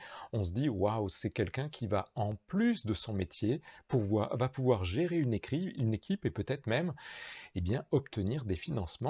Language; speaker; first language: French; native; French